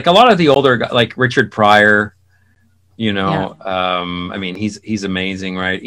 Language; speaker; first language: English; native; English